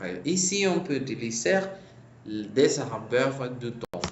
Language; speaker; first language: French; non-native, fluent; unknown